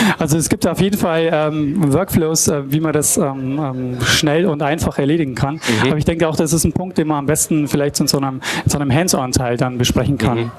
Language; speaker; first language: German; native; German